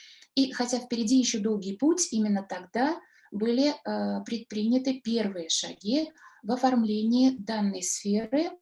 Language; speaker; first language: Russian; native; Russian